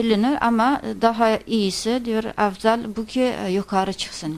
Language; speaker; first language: Turkish; non-native, fluent; Azerbaijani